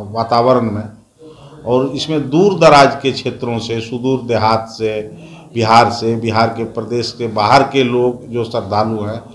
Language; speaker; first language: Hindi; native; Hindi